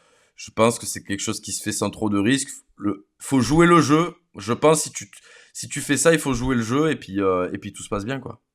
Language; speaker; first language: French; native; French